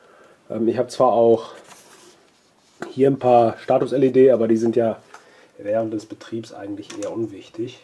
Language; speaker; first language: German; native; German